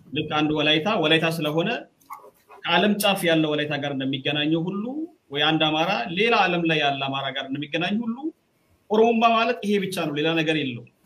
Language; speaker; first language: Amharic; non-native, local second language; Oromo